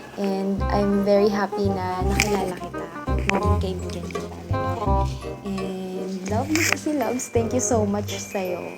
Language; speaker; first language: Filipino; non-native, local second language; Cebuano